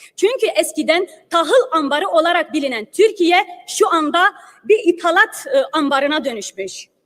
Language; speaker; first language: Turkish; non-native, local second language; Kurdish